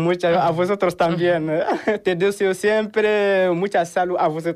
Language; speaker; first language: Spanish; non-native, learner; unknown